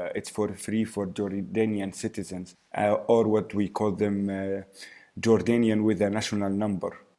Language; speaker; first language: English; early bilingual, other home language; Arabic